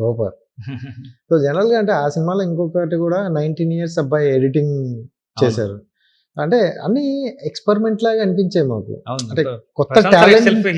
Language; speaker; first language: Telugu; native; Telugu